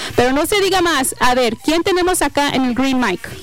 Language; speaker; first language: Spanish; early bilingual, heritage; Spanish